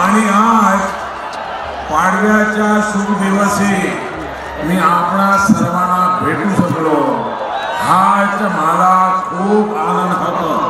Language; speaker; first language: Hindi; non-native, local second language; Gujarati